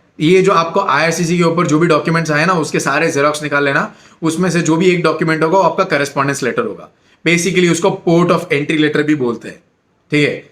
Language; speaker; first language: Hindi; non-native, local second language; Gujarati